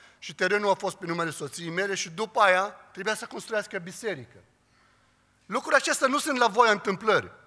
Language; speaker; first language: Romanian; non-native, fluent; Arabic